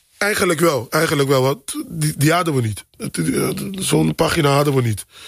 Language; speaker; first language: Dutch; non-native, local second language; Papiamento